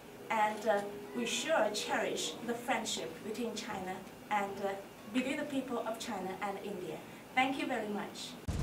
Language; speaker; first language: English; non-native, fluent; Chinese